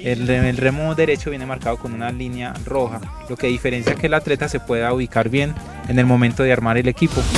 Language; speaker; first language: Spanish; native; Spanish